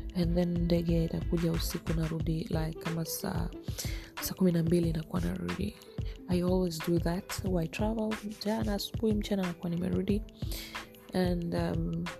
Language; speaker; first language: English; non-native, local second language; Swahili